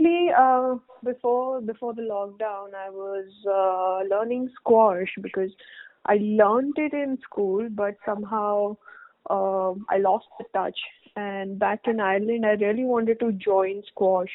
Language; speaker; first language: English; non-native, local second language; Hindi